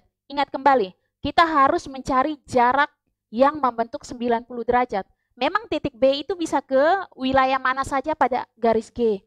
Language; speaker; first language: Indonesian; native; Indonesian